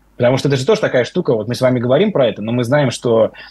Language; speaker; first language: Russian; native; Russian